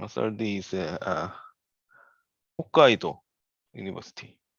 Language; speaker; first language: English; non-native, learner; Korean